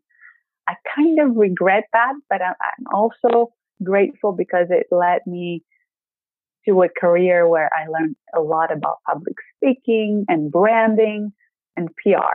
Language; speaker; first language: English; non-native, fluent; Greek